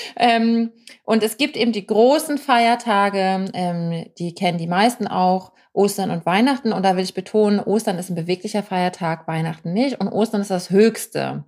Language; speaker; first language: German; native; German